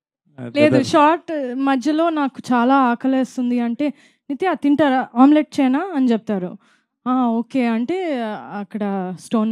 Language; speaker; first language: Telugu; non-native, fluent; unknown